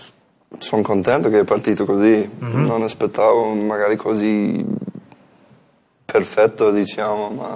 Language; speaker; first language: Italian; non-native, learner; English